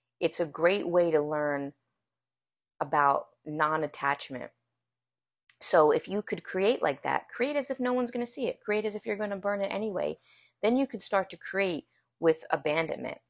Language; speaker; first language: English; native; English